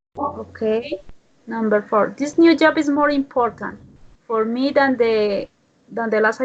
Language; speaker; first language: English; non-native, learner; Spanish